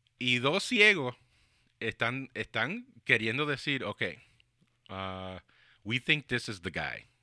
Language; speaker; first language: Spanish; early bilingual, heritage; Spanish